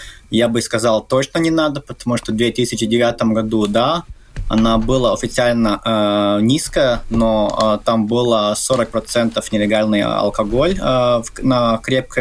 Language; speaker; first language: Russian; non-native, local second language; Latvian